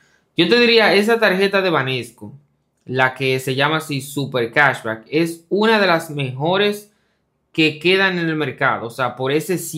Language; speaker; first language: Spanish; native; Spanish